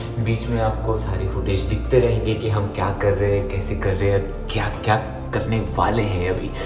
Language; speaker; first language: Hindi; native; Hindi